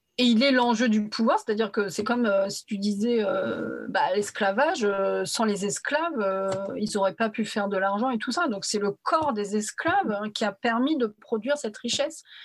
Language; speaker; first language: French; early bilingual, other home language; Arabic